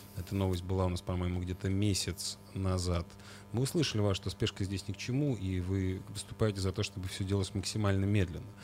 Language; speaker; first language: Russian; native; Russian